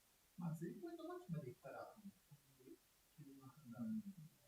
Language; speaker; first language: Japanese; native; Japanese